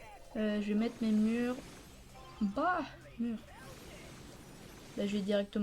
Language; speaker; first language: French; native; French